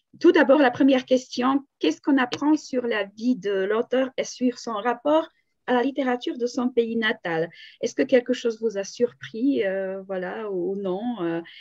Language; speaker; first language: French; non-native, fluent; Slovak